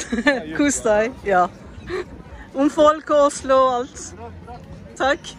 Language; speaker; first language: Norwegian; non-native, learner; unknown